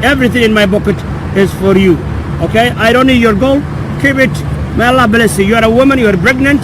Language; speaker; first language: English; non-native, fluent; Somali